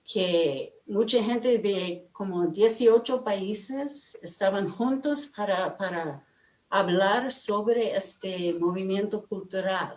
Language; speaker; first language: Spanish; non-native, fluent; English